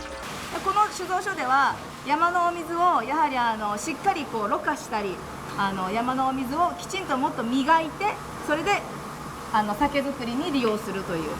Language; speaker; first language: Japanese; native; Japanese